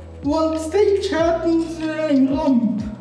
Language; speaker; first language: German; non-native, local second language; Luxembourgish